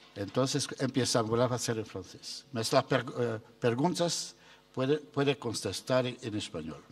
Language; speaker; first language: Spanish; non-native, learner; French